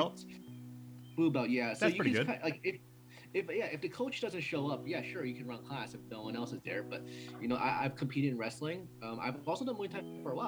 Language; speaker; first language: English; early bilingual, other home language; Cantonese